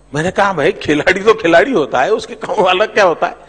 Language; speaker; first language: Hindi; non-native, local second language; Gujarati